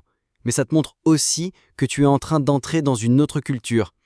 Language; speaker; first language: French; native; French